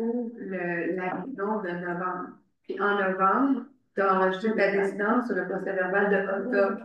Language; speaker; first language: French; native; French